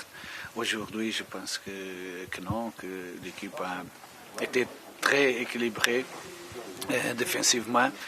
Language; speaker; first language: French; non-native, fluent; Portuguese